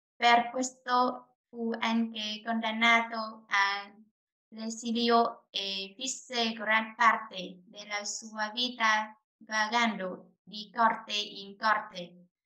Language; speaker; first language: Italian; non-native, fluent; Vietnamese